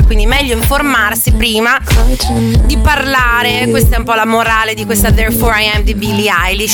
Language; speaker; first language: Italian; native; Italian